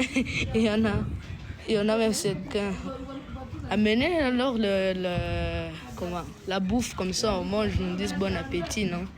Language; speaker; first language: French; non-native, local second language; Kinyarwanda